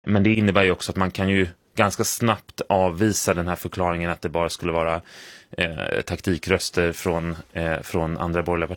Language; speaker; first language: Swedish; native; Swedish